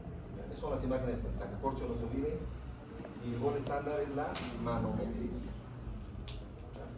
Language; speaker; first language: Spanish; native; Spanish